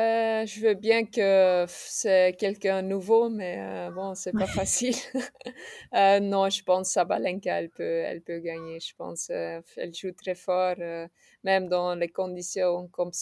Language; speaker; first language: French; non-native, local second language; Dutch